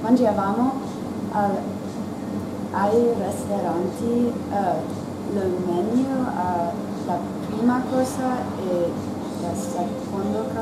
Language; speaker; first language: Italian; non-native, learner; English